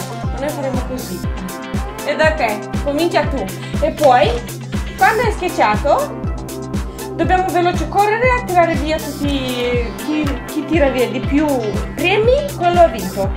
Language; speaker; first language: Italian; non-native, fluent; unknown